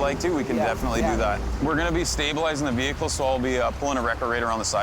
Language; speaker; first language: English; native; English